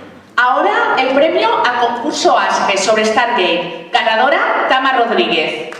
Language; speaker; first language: Spanish; native; Spanish